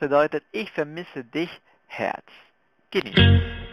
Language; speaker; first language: German; non-native, fluent; Spanish